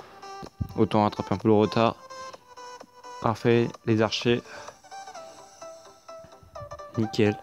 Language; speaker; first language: French; native; French